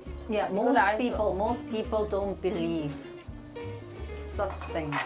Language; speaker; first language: English; non-native, fluent; Korean